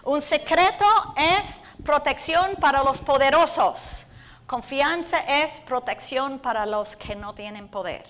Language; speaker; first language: Spanish; non-native, fluent; English